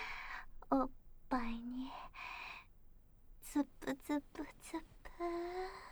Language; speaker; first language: Japanese; native; Japanese